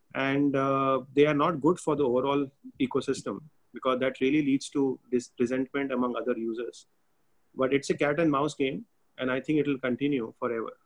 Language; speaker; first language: English; non-native, local second language; Hindi